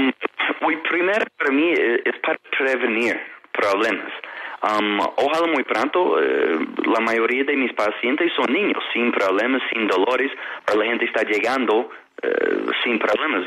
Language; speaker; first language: Spanish; non-native, fluent; English